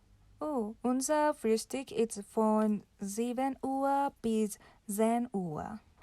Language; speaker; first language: German; non-native, learner; Spanish